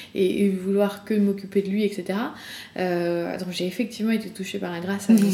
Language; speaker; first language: French; native; French